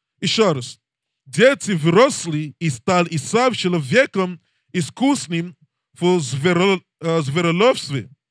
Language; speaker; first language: Russian; non-native, learner; English